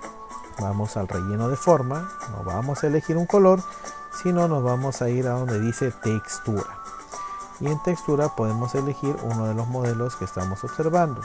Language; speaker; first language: Spanish; native; Spanish